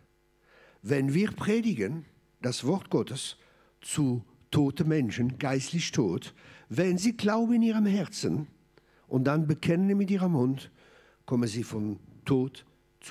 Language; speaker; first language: German; non-native, fluent; French